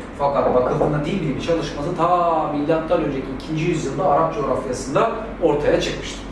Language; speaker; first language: Turkish; native; Turkish